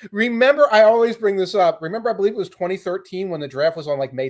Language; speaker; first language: English; native; English